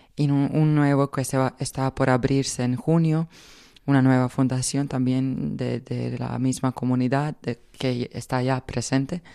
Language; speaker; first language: Spanish; non-native, fluent; Croatian